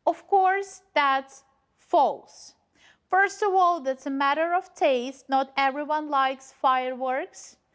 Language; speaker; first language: English; non-native, fluent; Ukrainian